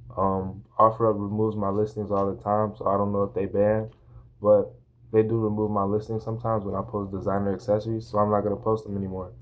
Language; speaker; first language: English; native; English